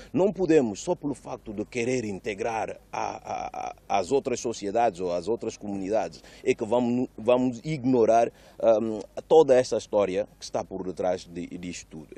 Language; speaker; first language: Portuguese; non-native, local second language; Upper Guinea Crioulo